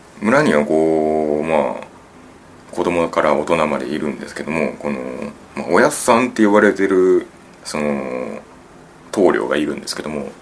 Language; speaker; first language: Japanese; native; Japanese